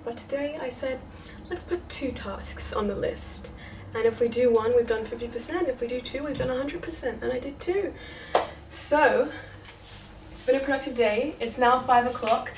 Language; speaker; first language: English; native; English